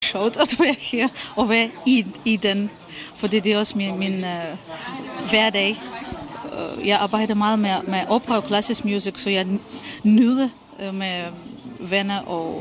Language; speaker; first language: Danish; non-native, fluent; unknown